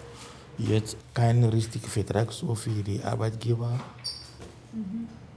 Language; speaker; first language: German; non-native, learner; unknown